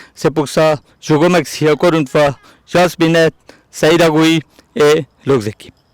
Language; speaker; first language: French; non-native, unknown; Urdu